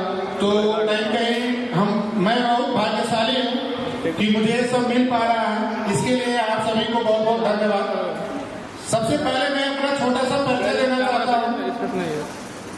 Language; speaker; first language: Hindi; native; Hindi